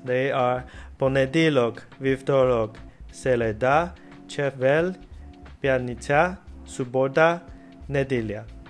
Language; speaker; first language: Ukrainian; non-native, learner; Chinese